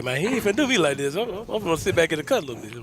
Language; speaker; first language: English; native; English